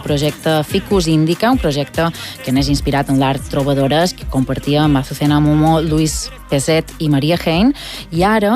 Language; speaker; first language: Catalan; native; Catalan